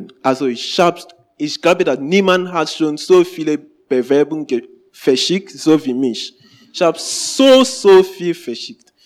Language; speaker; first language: German; non-native, learner; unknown